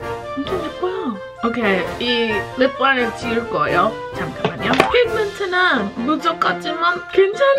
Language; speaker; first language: Korean; non-native, learner; English